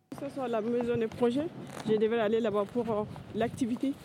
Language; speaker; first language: French; non-native, learner; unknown